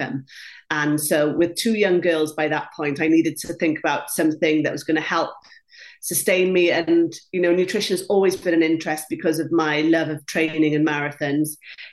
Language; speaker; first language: English; non-native, local second language; Welsh